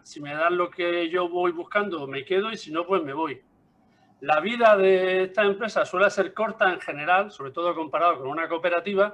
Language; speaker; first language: Spanish; native; Spanish